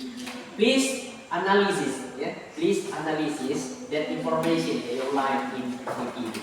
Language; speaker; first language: English; non-native, learner; Indonesian